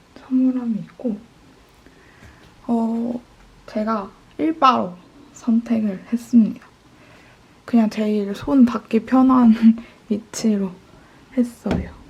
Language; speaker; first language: Korean; native; Korean